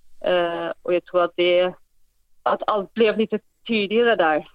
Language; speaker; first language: Swedish; non-native, fluent; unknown